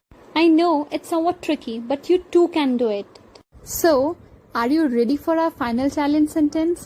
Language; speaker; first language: English; non-native, local second language; Hindi